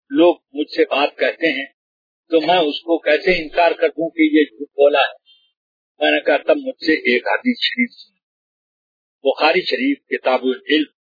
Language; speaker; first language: Urdu; native; Urdu